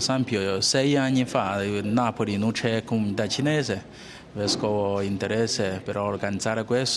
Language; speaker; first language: Italian; non-native, learner; Chinese